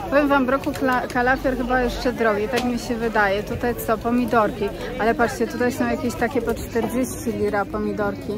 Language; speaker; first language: Polish; native; Polish